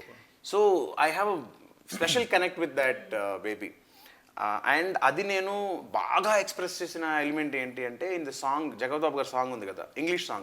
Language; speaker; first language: Telugu; native; Telugu